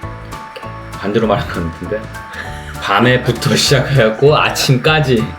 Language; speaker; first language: Korean; native; Korean